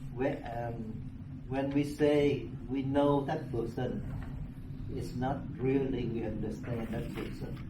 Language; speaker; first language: English; non-native, learner; Vietnamese